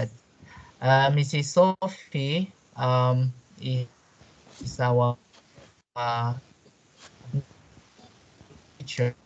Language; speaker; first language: English; non-native, local second language; French